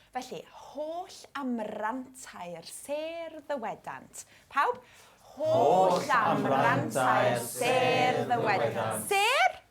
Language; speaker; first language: Welsh; native; Welsh